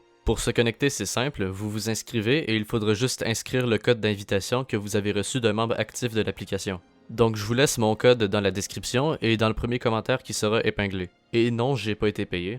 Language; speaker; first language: French; native; French